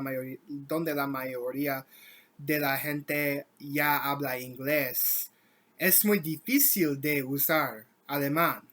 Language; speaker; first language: Spanish; non-native, learner; English